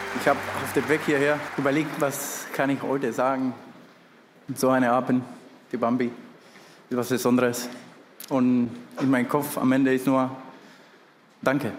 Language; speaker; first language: German; non-native, fluent; Spanish